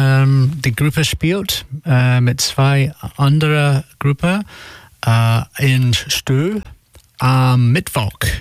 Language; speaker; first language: German; non-native, learner; English